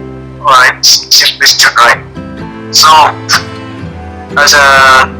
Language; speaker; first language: English; non-native, learner; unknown